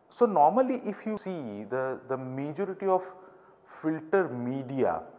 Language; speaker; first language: English; non-native, local second language; Gujarati